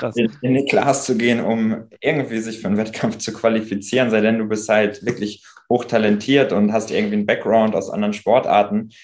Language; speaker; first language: German; native; German